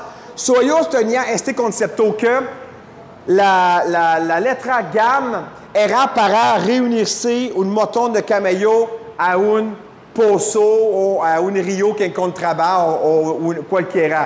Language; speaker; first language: Spanish; non-native, fluent; French